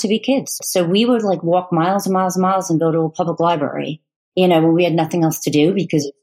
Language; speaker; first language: English; native; English